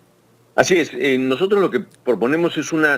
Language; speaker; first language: Spanish; native; Spanish